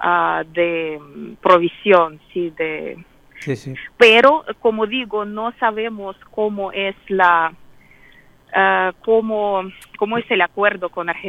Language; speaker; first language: Spanish; non-native, fluent; Russian